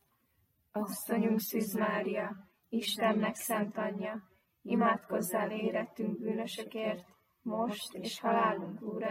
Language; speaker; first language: Hungarian; native; Hungarian